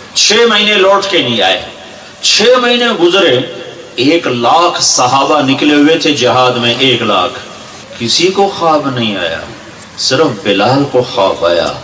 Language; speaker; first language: Urdu; non-native, local second language; Punjabi